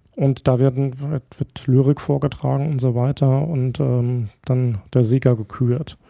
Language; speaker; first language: German; native; German